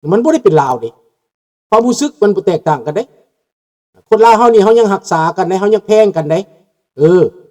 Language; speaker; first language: Lao; native; Lao